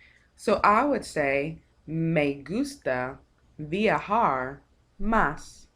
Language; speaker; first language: Spanish; non-native, fluent; English